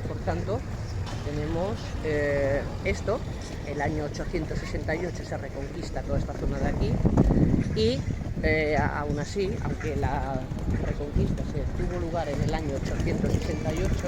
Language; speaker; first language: Spanish; native; Spanish